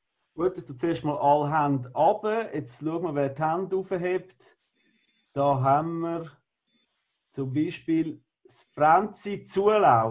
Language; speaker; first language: German; native; German